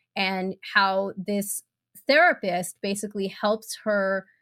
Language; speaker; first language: English; early bilingual, other home language; Spanish